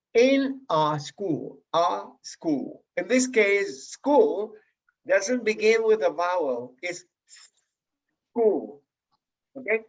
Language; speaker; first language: English; non-native, fluent; Spanish